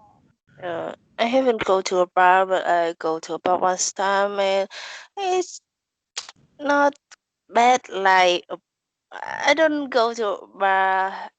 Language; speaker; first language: English; non-native, learner; Vietnamese